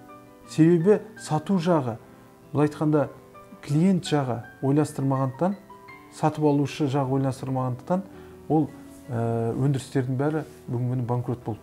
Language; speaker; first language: Kazakh; native; Kazakh